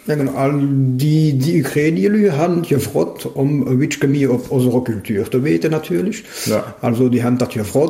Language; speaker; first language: German; non-native, local second language; French